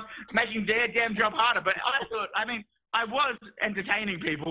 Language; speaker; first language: English; native; English